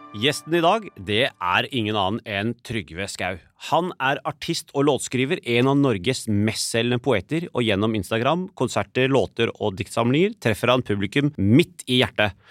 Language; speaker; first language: Norwegian; early bilingual, other home language; Urdu